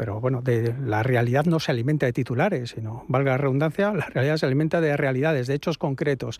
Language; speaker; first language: Spanish; native; Spanish